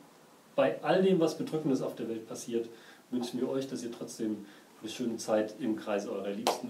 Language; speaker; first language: German; native; German